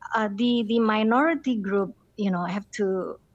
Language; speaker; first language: English; non-native, fluent; Indonesian